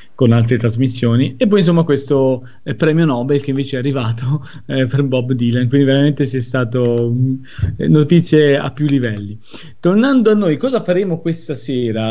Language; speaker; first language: Italian; native; Italian